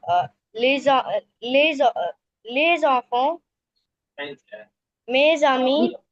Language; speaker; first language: French; non-native, learner; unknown